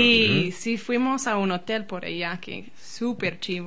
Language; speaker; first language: Spanish; non-native, learner; English